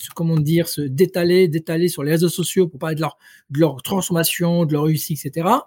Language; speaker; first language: French; non-native, local second language; Arabic